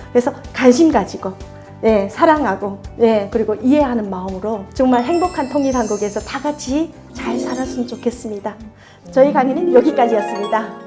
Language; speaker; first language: Korean; native; Korean